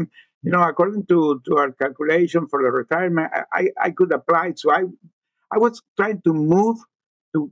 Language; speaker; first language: English; non-native, fluent; Spanish